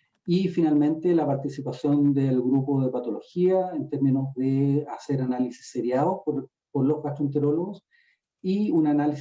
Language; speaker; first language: Spanish; native; Spanish